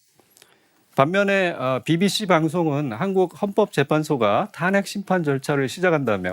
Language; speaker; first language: Korean; native; Korean